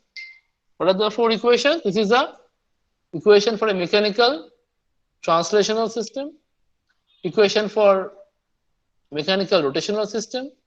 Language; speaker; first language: English; non-native, local second language; Bangla